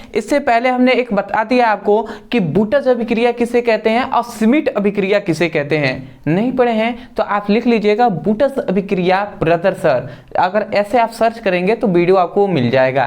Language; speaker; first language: Hindi; native; Hindi